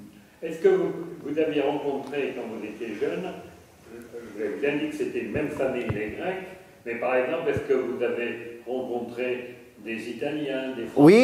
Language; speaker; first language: French; native; French